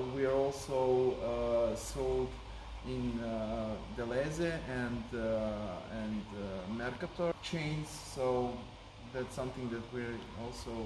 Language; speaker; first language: English; non-native, fluent; Serbian